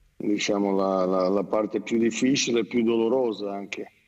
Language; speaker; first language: Italian; non-native, fluent; Serbian